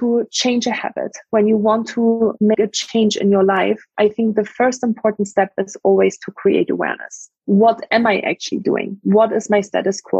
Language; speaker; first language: English; non-native, fluent; German